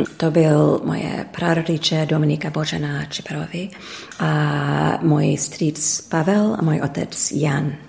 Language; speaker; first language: Czech; early bilingual, heritage; English